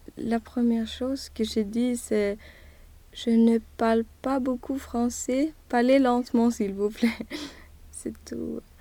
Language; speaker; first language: French; non-native, learner; Swedish